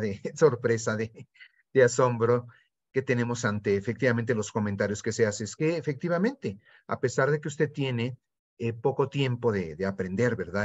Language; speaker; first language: Spanish; native; Spanish